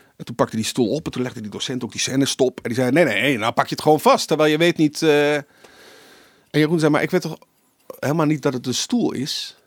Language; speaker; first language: Dutch; native; Dutch